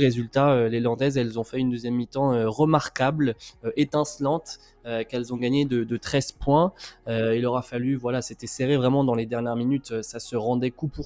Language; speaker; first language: French; native; French